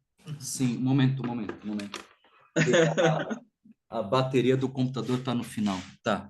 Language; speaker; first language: Portuguese; non-native, fluent; Spanish